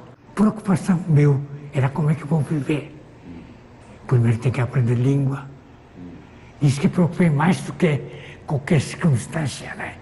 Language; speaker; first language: Portuguese; non-native, fluent; Korean